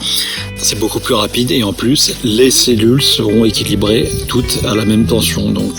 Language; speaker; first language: French; native; French